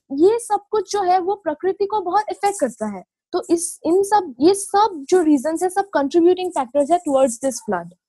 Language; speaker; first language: Hindi; non-native, local second language; Assamese